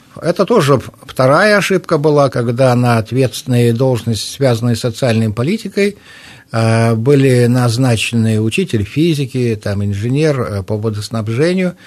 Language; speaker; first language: Russian; native; Russian